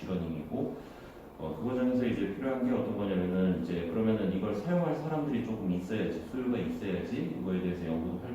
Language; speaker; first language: Korean; native; Korean